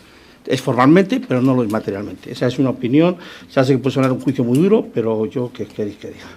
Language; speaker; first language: Spanish; native; Spanish